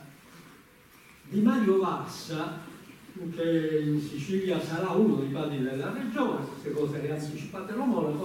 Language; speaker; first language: Italian; native; Italian